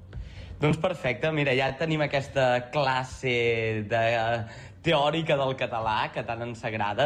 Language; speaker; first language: Catalan; native; Catalan